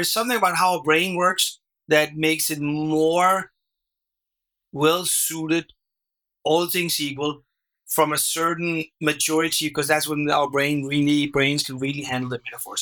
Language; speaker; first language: English; non-native, fluent; Danish